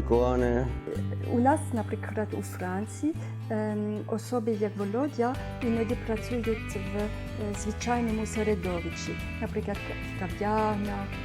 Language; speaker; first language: Ukrainian; non-native, fluent; French